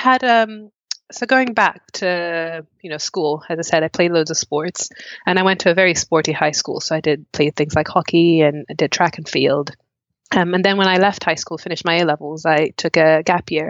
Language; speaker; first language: English; non-native, local second language; Nyanja